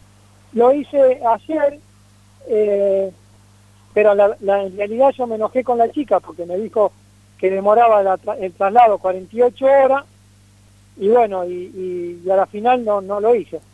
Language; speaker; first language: Spanish; native; Spanish